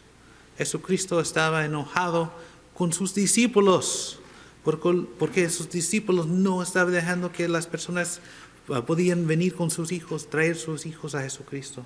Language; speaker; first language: Spanish; non-native, fluent; English